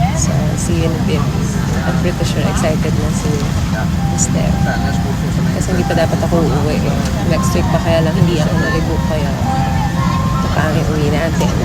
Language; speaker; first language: Filipino; non-native, local second language; Cebuano